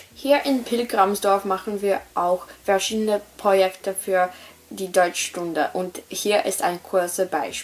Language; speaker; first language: German; non-native, learner; Polish